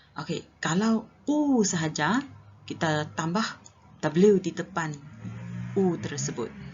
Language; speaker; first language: Malay; non-native, local second language; Chinese